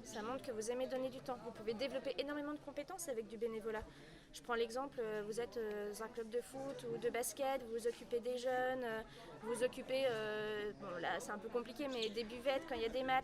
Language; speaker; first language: French; native; French